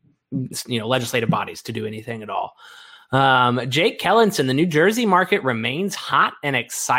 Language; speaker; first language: English; native; English